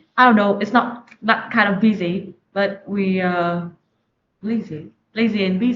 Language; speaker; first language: English; non-native, learner; Vietnamese